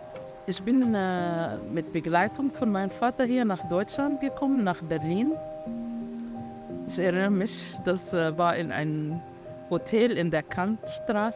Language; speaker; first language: German; non-native, fluent; Arabic